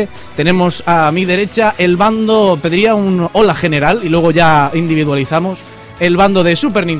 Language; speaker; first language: Spanish; native; Spanish